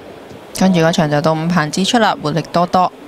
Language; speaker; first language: Cantonese; native; Cantonese